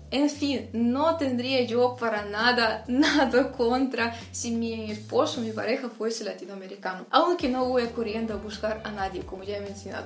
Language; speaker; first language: Spanish; non-native, fluent; Russian